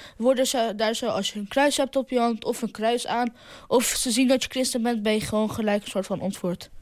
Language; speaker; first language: Dutch; early bilingual, other home language; Arabic